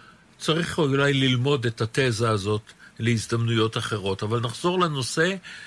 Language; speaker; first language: Hebrew; native; Hebrew